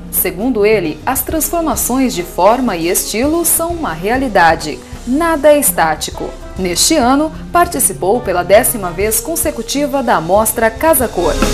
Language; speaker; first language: Portuguese; native; Portuguese